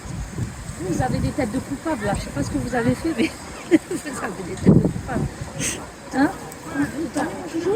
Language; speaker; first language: French; native; French